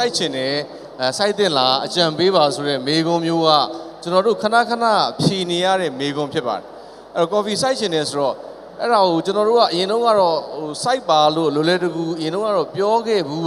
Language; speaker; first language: Burmese; native; Burmese